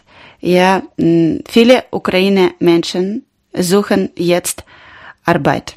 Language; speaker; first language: German; non-native, learner; Ukrainian